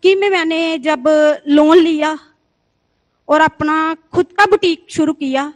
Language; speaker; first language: Hindi; native; Hindi